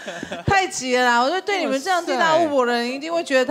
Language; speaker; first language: Chinese; native; Chinese